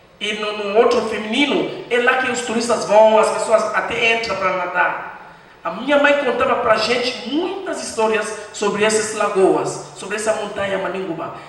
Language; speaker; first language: Portuguese; non-native, fluent; French